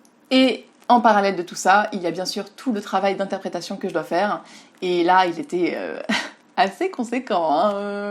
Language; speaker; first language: French; native; French